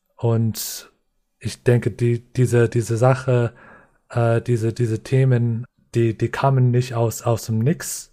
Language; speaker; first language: German; non-native, fluent; English